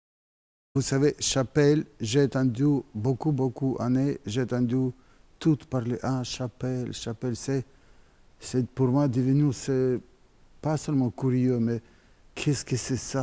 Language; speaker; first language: French; non-native, learner; Russian